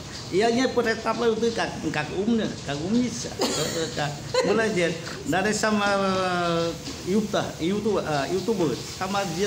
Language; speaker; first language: Russian; non-native, learner; Vietnamese